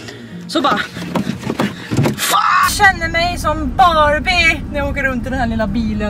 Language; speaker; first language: Swedish; native; Swedish